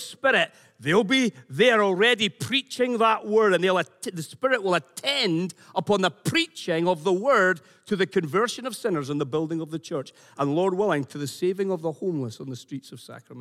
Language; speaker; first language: English; native; English